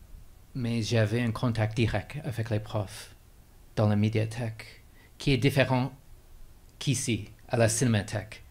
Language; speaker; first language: French; non-native, fluent; English